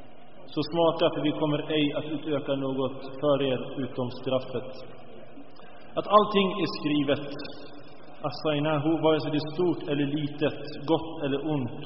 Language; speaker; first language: Swedish; early bilingual, other home language; Arabic